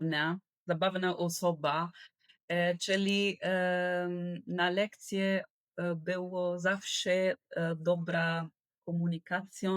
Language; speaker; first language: Polish; non-native, learner; Italian